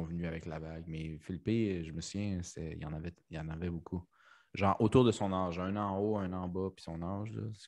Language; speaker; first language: French; early bilingual, other home language; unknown